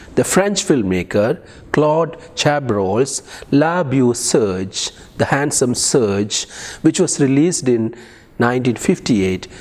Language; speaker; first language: English; non-native, local second language; Malayalam